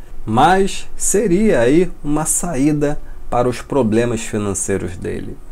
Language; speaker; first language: Portuguese; native; Portuguese